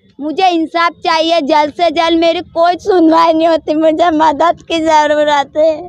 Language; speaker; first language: Hindi; non-native, local second language; Gujarati